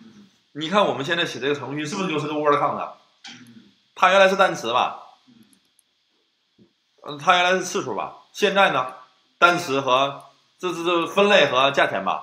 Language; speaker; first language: Chinese; native; Chinese